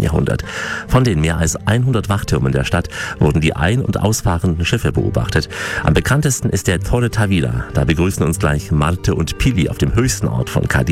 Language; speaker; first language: German; native; German